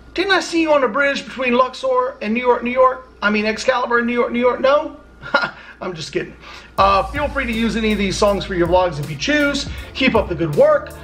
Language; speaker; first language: English; native; English